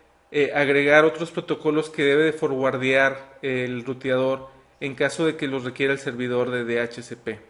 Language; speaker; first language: Spanish; native; Spanish